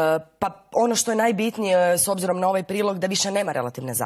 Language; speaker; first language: Croatian; native; Croatian